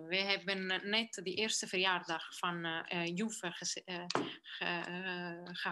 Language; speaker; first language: Dutch; non-native, fluent; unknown